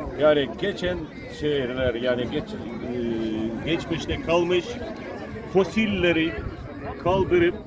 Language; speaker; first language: Turkish; non-native, fluent; Ukrainian